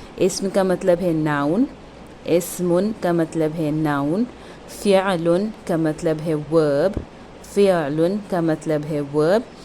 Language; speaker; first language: Urdu; native; Urdu